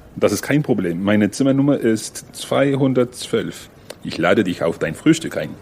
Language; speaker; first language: German; non-native, learner; English